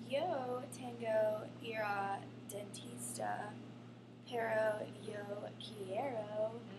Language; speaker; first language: Spanish; non-native, learner; English